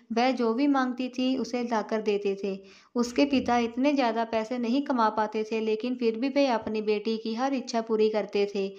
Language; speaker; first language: Hindi; non-native, local second language; Punjabi